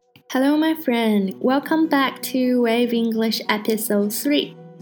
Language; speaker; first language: English; non-native, fluent; Chinese